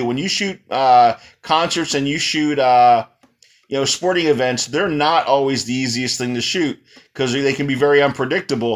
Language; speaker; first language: English; native; English